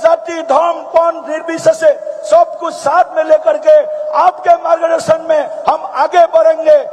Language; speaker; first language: Hindi; non-native, local second language; Assamese